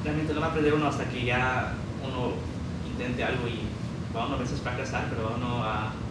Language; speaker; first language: Spanish; early bilingual, heritage; Spanish